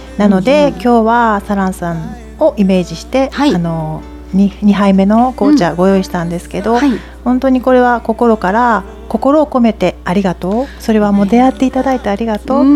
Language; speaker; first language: Japanese; native; Japanese